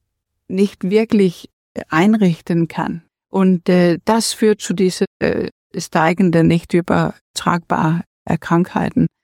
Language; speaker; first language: German; non-native, learner; Danish